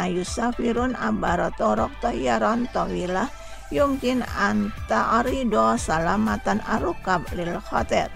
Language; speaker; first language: Arabic; non-native, fluent; Indonesian